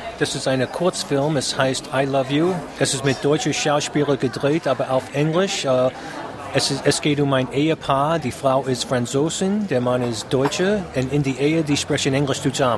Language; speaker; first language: German; non-native, fluent; English